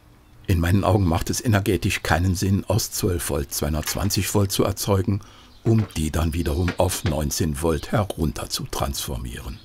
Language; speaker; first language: German; native; German